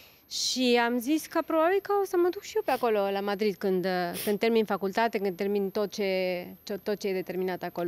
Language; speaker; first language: Romanian; non-native, fluent; Spanish